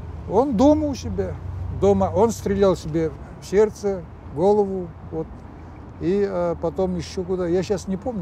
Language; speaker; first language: Russian; native; Russian